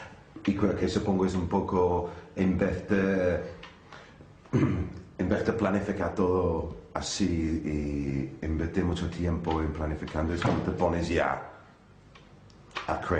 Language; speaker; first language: Spanish; non-native, fluent; English